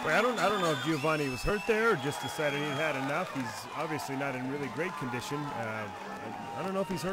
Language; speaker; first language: English; native; English